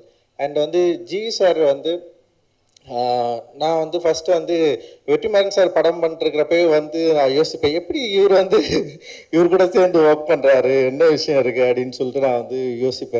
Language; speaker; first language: Tamil; native; Tamil